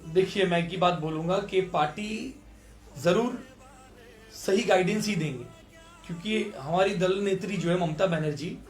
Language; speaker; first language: Hindi; non-native, local second language; Bangla